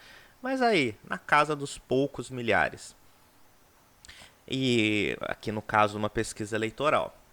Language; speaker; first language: Portuguese; native; Portuguese